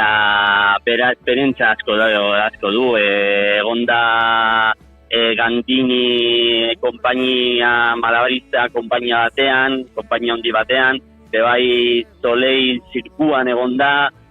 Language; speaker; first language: Basque; non-native, local second language; Spanish